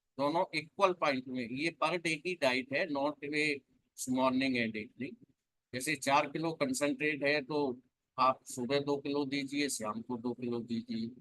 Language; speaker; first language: Hindi; native; Hindi